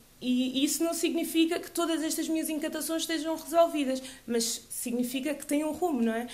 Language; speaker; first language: Portuguese; early bilingual, other home language; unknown